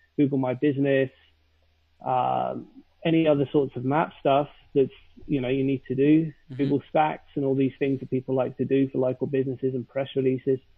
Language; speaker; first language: English; native; English